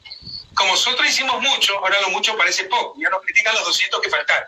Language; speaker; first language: Spanish; native; Spanish